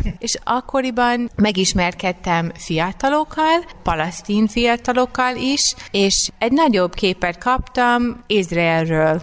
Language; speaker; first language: Hungarian; non-native, fluent; English